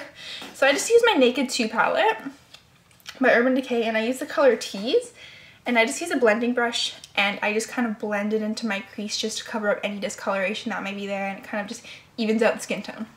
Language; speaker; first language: English; native; English